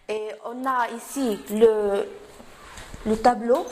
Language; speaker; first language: French; non-native, local second language; Arabic